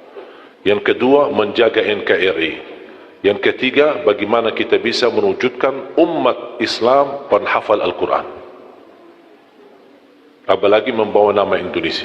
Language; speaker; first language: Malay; non-native, fluent; Arabic